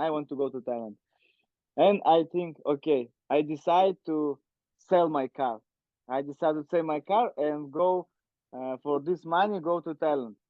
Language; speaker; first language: English; non-native, learner; Russian